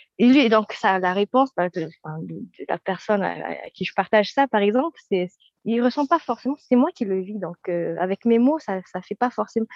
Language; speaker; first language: French; non-native, local second language; Malagasy